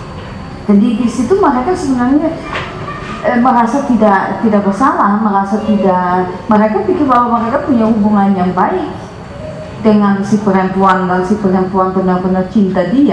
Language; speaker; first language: Indonesian; non-native, fluent; Dutch